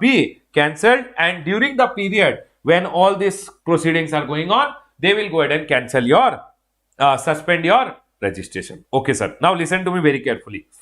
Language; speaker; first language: English; non-native, local second language; Hindi